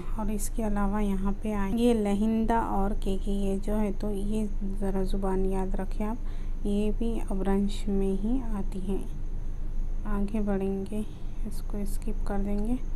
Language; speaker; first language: Urdu; native; Urdu